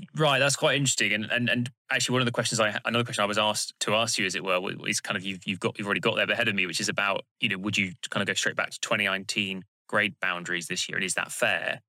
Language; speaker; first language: English; native; English